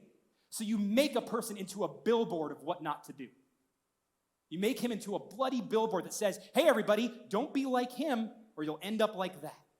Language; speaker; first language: English; native; English